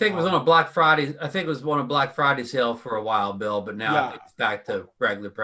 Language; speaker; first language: English; native; English